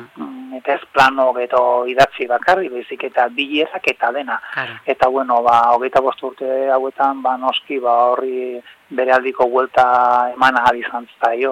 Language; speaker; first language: Basque; native; Basque